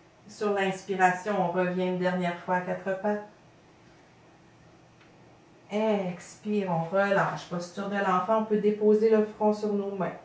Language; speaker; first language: French; native; French